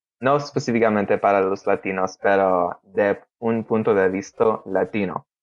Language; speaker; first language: Spanish; early bilingual, heritage; Spanish